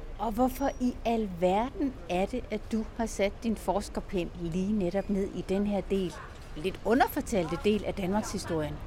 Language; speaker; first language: Danish; native; Danish